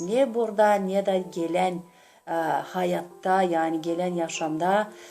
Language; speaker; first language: Turkish; non-native, learner; Gagauz